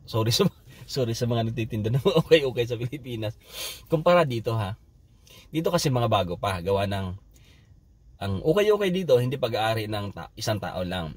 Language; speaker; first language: Filipino; non-native, local second language; Cebuano